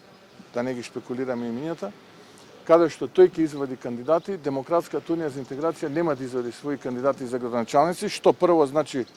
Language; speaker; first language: Macedonian; native; Macedonian